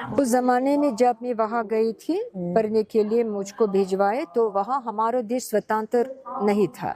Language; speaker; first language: Hindi; non-native, fluent; Tajik